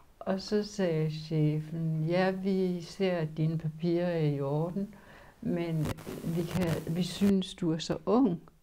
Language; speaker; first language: Danish; early bilingual, other home language; Polish